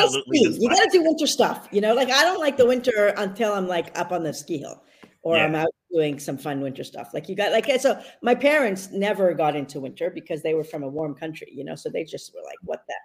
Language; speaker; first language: English; native; English